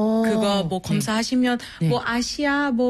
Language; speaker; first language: Korean; non-native, fluent; Arabic